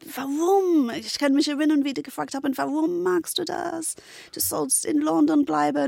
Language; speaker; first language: German; non-native, fluent; English